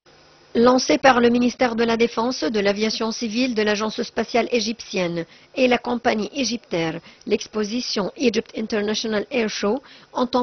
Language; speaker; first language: French; non-native, fluent; Arabic